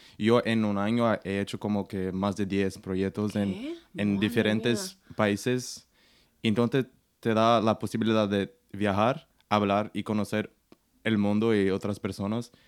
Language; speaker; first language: Spanish; non-native, learner; Portuguese